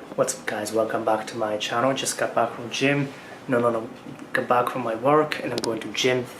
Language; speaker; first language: English; non-native, fluent; Japanese